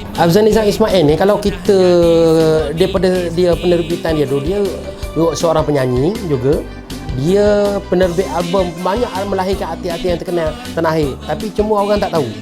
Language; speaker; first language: Malay; native; Malay